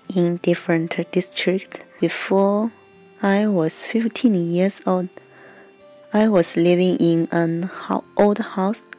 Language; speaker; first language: English; non-native, learner; Chinese